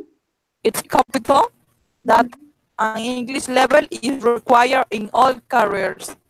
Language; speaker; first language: English; non-native, learner; Spanish